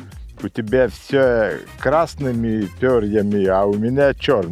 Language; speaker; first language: Russian; non-native, fluent; Lithuanian